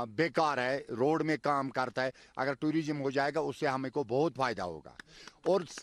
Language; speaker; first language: Hindi; non-native, local second language; Kashmiri